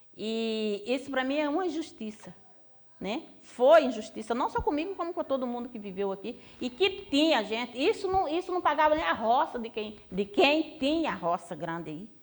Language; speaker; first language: Portuguese; native; Portuguese